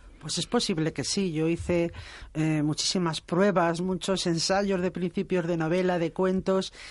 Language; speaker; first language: Spanish; native; Spanish